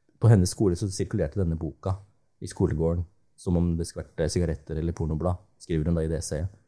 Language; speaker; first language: Norwegian; early bilingual, other home language; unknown